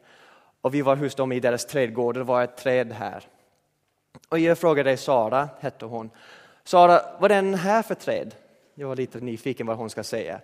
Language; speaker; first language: Swedish; non-native, fluent; English